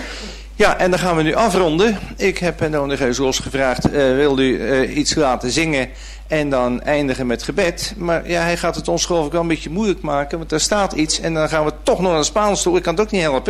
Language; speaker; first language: Dutch; native; Dutch